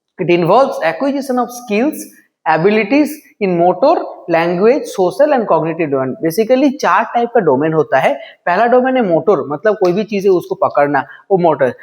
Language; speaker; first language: Hindi; non-native, local second language; Bangla